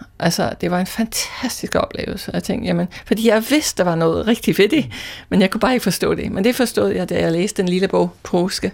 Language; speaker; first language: Danish; non-native, fluent; English